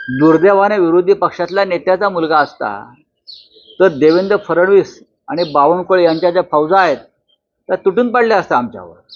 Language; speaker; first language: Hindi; non-native, local second language; Marathi